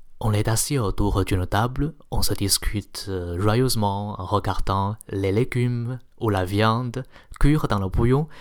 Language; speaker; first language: French; non-native, fluent; Chinese